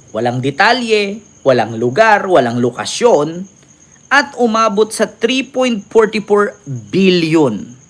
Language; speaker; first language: Filipino; native; Filipino